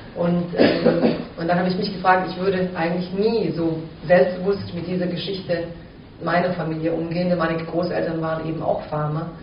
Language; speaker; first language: German; early bilingual, other home language; Croatian